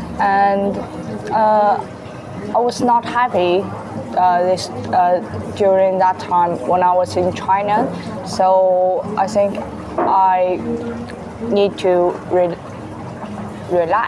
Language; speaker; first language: English; non-native, learner; Chinese